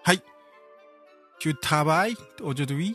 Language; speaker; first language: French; non-native, learner; Japanese